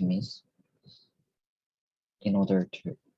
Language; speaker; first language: English; non-native, learner; Korean